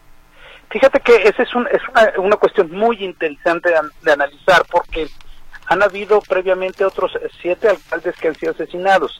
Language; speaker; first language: Spanish; native; Spanish